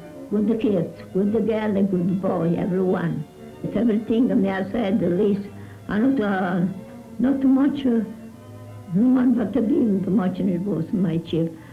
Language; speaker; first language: English; non-native, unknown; Italian